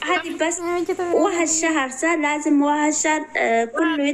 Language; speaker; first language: Arabic; non-native, learner; Oromo